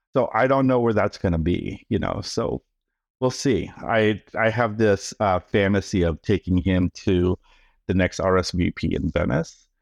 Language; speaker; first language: English; early bilingual, other home language; Filipino